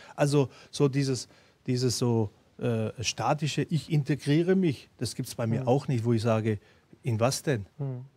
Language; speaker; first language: German; early bilingual, other home language; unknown